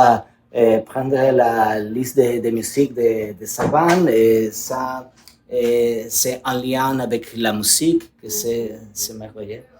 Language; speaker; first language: French; non-native, learner; Spanish